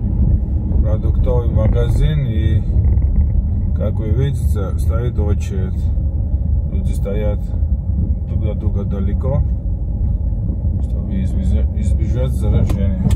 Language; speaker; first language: Russian; non-native, fluent; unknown